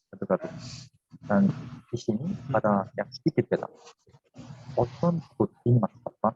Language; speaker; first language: Indonesian; non-native, fluent; Korean